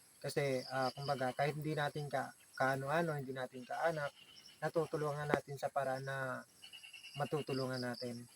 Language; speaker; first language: Filipino; native; Filipino